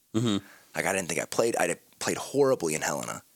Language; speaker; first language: English; native; English